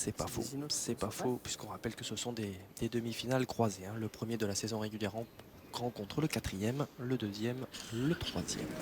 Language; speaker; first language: French; native; French